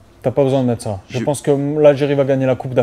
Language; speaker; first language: French; native; French